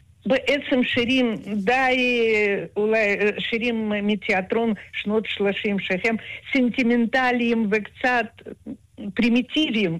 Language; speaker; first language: Hebrew; non-native, fluent; Russian